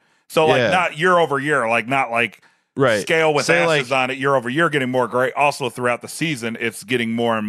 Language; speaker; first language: English; native; English